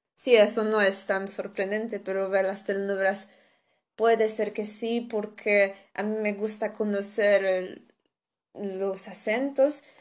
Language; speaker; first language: Spanish; non-native, fluent; Polish